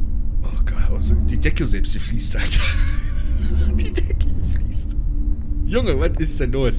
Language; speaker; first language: German; native; German